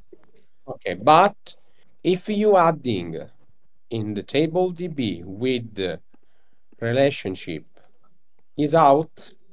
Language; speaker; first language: English; non-native, learner; Italian